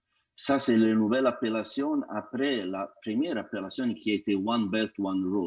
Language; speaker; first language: French; non-native, fluent; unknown